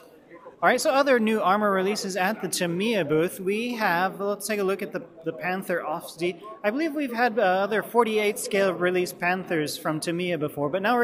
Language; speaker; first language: English; native; English